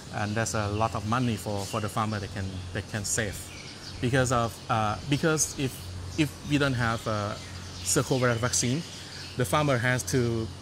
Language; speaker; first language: English; non-native, fluent; Thai